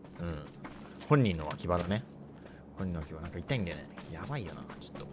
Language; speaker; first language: Japanese; native; Japanese